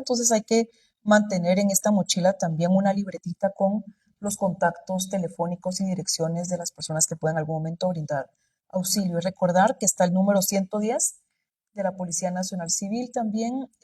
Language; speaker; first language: Spanish; native; Spanish